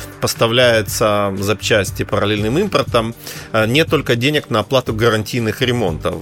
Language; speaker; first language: Russian; native; Russian